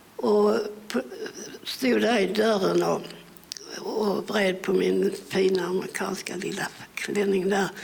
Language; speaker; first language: Swedish; early bilingual, other home language; English